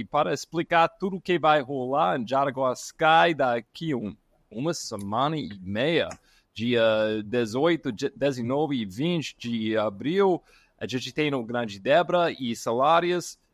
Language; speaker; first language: Portuguese; non-native, fluent; English